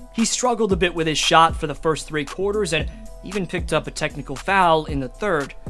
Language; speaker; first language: English; native; English